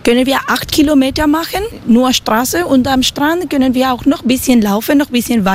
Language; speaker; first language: German; non-native, learner; Spanish